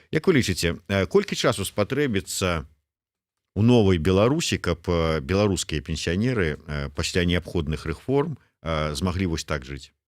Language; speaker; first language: Belarusian; native; Belarusian